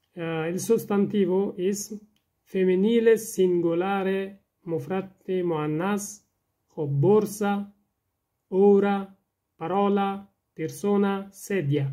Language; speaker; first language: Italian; non-native, fluent; Persian